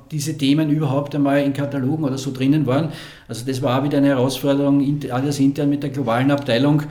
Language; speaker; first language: German; native; German